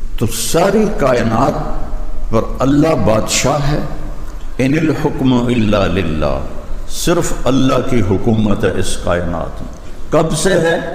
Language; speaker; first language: Urdu; non-native, local second language; Punjabi